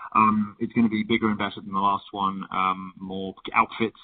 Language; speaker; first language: English; native; English